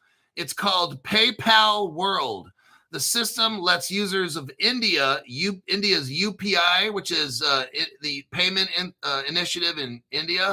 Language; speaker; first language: English; native; English